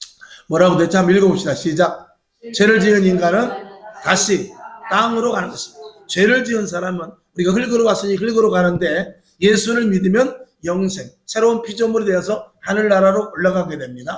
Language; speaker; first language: Korean; native; Korean